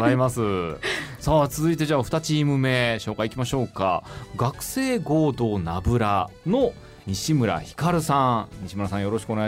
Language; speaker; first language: Japanese; native; Japanese